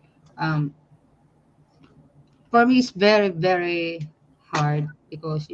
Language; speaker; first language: English; non-native, learner; Filipino